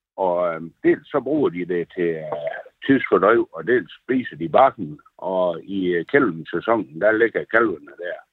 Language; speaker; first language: Danish; native; Danish